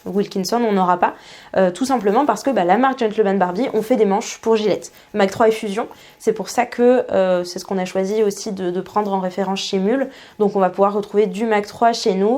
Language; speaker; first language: French; native; French